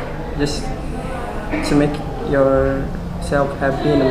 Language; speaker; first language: English; non-native, learner; Indonesian